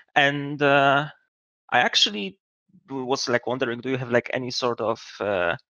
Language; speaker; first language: English; non-native, learner; Polish